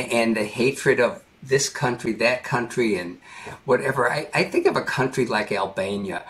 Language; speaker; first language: English; native; English